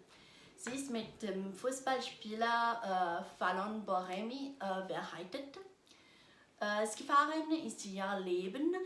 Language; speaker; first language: German; non-native, learner; Italian